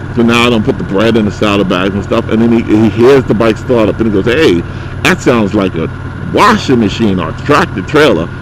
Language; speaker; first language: English; native; English